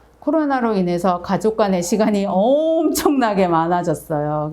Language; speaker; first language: Korean; native; Korean